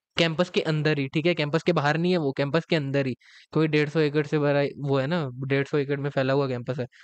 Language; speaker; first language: Hindi; native; Hindi